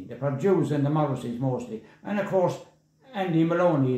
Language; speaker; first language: English; native; English